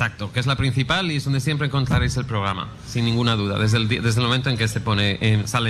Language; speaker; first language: Spanish; native; Spanish